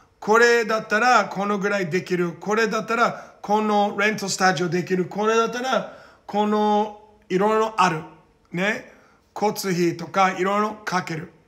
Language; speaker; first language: Japanese; non-native, learner; Portuguese